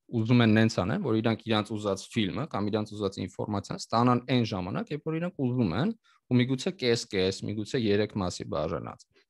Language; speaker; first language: Armenian; native; Armenian